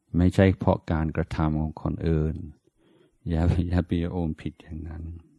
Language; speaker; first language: Thai; non-native, fluent; English